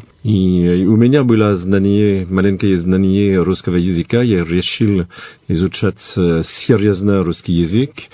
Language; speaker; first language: Russian; non-native, fluent; French